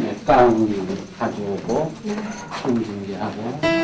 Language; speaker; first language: Korean; native; Korean